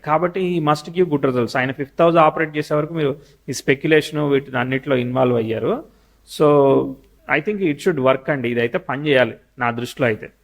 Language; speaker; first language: Telugu; native; Telugu